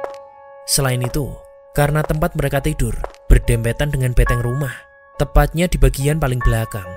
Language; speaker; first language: Indonesian; native; Indonesian